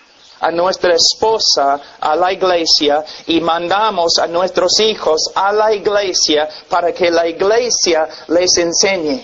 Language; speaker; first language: Spanish; non-native, fluent; English